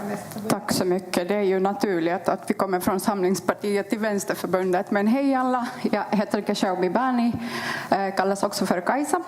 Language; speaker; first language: Swedish; non-native, fluent; Kurdish